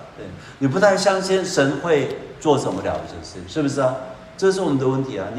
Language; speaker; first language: Chinese; non-native, fluent; Korean